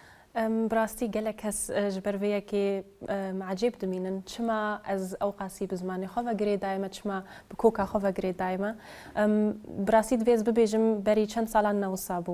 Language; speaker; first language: Kurdish; early bilingual, heritage; Kurdish